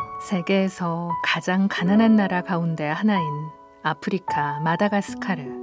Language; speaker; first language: Korean; native; Korean